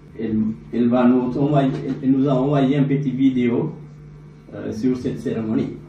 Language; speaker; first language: French; non-native, learner; Sinhala